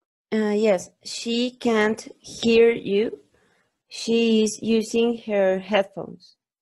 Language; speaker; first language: English; non-native, learner; Spanish